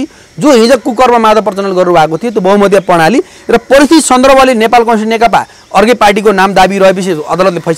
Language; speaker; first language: Nepali; native; Nepali